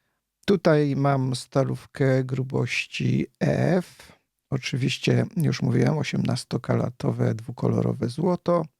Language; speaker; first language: Polish; native; Polish